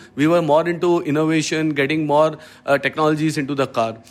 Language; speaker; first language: English; non-native, local second language; Malayalam